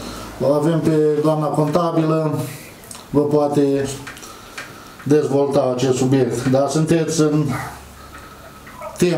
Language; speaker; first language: Romanian; native; Romanian